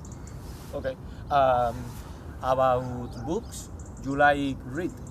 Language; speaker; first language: English; non-native, learner; Spanish